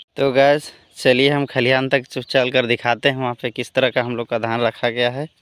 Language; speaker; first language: Hindi; native; Hindi